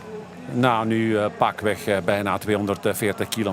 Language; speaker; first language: Dutch; native; Dutch